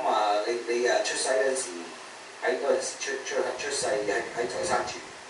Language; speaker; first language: Cantonese; early bilingual, heritage; Cantonese